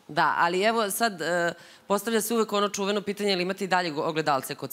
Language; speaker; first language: Serbian; native; Serbian